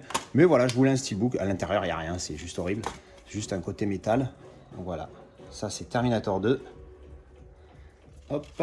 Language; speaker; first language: French; native; French